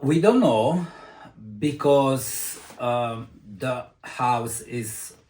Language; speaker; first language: English; non-native, learner; Italian